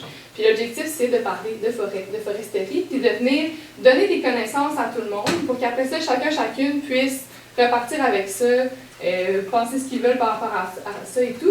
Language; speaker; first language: French; native; French